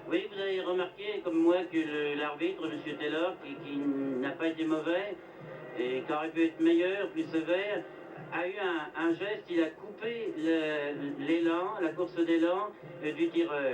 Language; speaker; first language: French; native; French